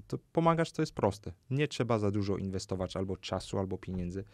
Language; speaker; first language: Polish; non-native, fluent; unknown